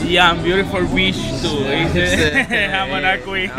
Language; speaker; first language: English; non-native, learner; Spanish